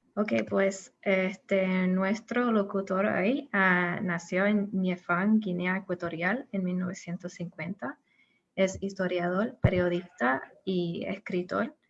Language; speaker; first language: Spanish; non-native, learner; English